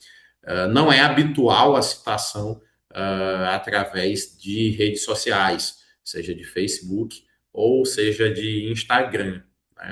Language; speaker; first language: Portuguese; native; Portuguese